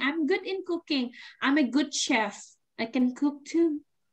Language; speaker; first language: English; non-native, fluent; Indonesian